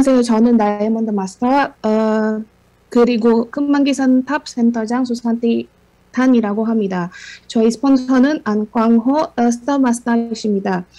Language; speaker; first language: Korean; non-native, fluent; Indonesian